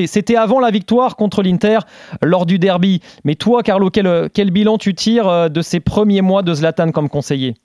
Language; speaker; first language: French; native; French